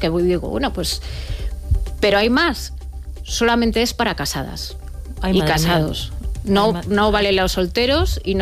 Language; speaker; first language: Spanish; native; Spanish